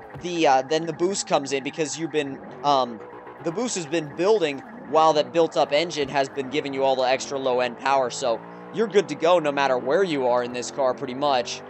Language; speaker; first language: English; native; English